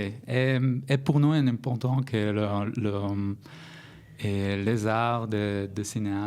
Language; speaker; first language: French; non-native, learner; Hebrew